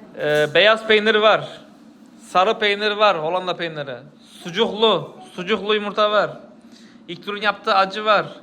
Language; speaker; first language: Turkish; native; Turkish